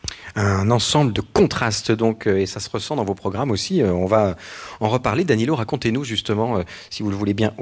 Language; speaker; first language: French; native; French